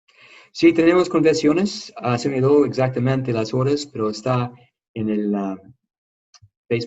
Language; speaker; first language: Spanish; non-native, fluent; English